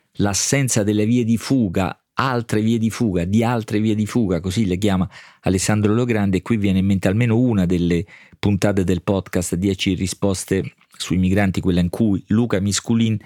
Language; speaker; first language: Italian; native; Italian